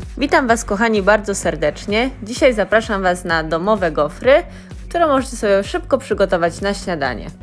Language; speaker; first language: Polish; native; Polish